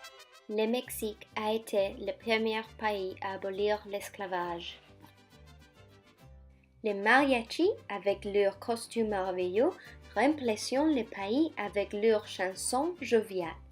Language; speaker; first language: French; non-native, learner; Spanish